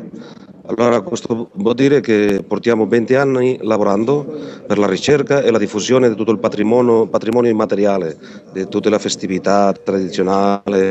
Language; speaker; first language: Italian; non-native, fluent; Catalan